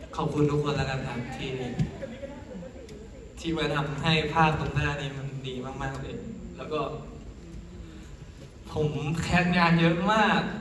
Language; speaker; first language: Thai; native; Thai